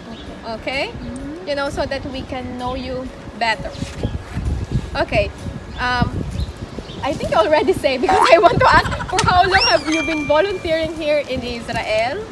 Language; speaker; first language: English; non-native, fluent; Filipino